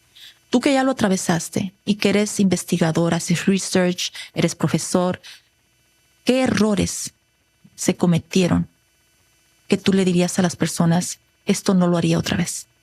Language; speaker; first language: Spanish; native; Spanish